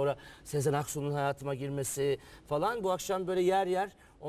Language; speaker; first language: Turkish; native; Turkish